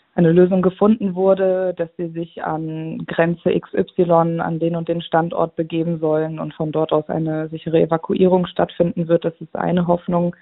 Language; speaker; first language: German; native; German